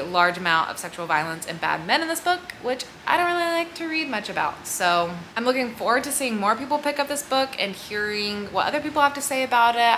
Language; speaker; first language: English; native; English